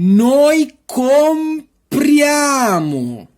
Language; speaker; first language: Italian; non-native, fluent; Portuguese